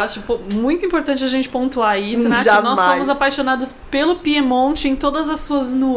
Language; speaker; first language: Portuguese; native; Portuguese